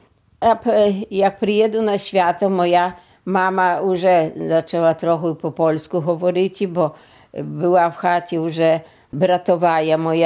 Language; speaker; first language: Polish; non-native, local second language; Russian